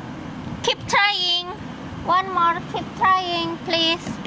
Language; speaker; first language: English; non-native, learner; Indonesian